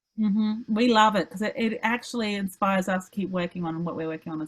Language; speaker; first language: English; native; English